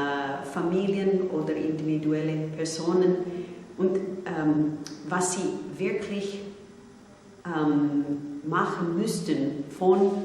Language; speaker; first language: German; non-native, fluent; English